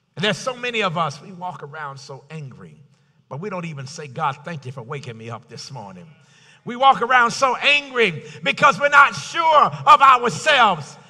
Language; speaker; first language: English; native; English